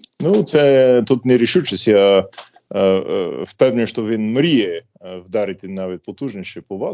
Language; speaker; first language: Ukrainian; non-native, fluent; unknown